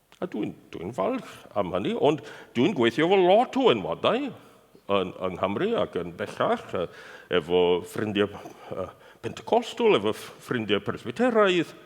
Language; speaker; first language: Welsh; non-native, fluent; English